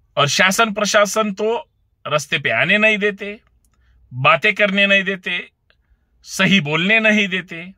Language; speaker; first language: Hindi; non-native, local second language; Marathi